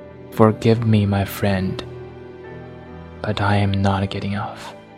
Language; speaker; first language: English; non-native, fluent; Chinese